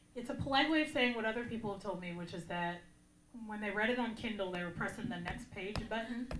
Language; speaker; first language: English; native; English